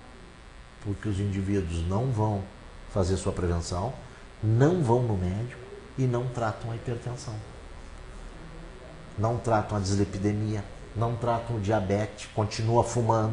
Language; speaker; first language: Portuguese; native; Portuguese